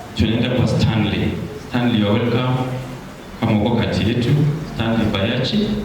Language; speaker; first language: Swahili; native; Swahili